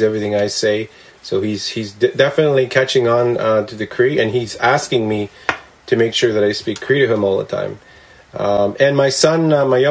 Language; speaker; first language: English; non-native, local second language; Cree